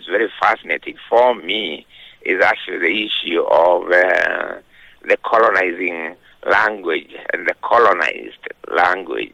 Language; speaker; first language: English; non-native, local second language; Kikuyu